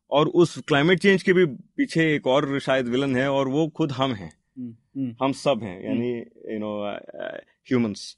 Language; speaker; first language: Hindi; non-native, local second language; Telugu